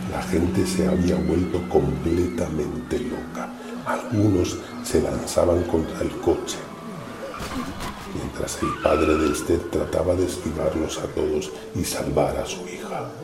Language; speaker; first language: Spanish; native; Spanish